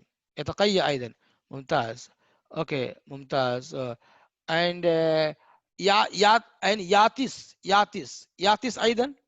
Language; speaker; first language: Arabic; non-native, fluent; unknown